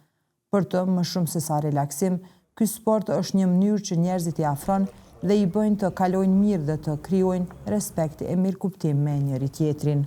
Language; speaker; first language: Albanian; native; Albanian